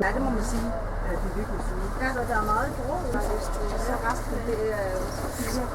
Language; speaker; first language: Danish; native; Danish